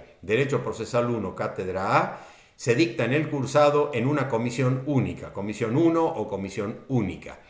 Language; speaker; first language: Spanish; native; Spanish